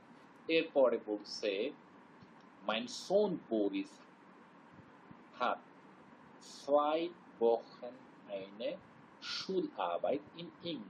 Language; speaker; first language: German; non-native, fluent; Bangla